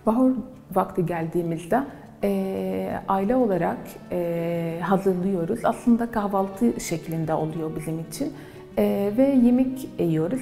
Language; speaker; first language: Turkish; non-native, fluent; Arabic